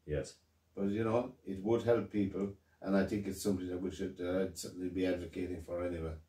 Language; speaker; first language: English; native; English